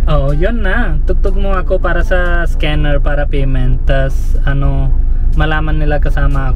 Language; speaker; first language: Filipino; non-native, learner; Punjabi